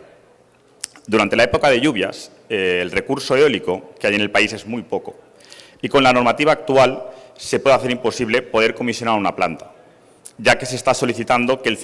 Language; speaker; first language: Spanish; native; Spanish